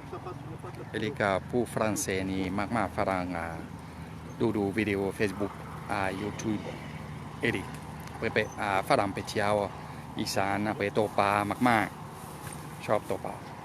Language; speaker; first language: Thai; non-native, learner; French